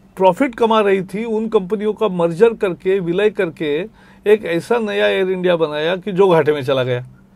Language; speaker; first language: Hindi; native; Hindi